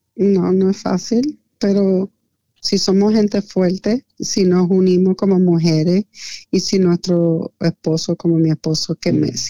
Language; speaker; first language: Spanish; early bilingual, heritage; Spanish